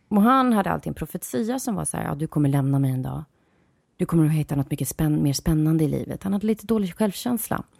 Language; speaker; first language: Swedish; native; Swedish